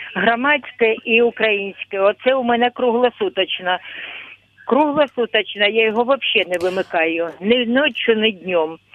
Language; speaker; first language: Ukrainian; native; Ukrainian